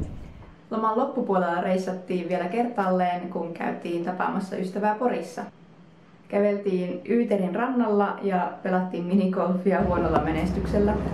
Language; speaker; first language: Finnish; native; Finnish